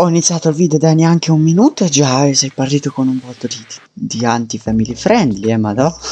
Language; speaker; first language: Italian; native; Italian